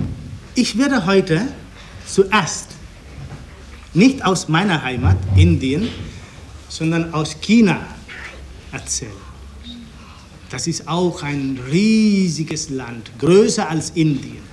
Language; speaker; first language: German; non-native, fluent; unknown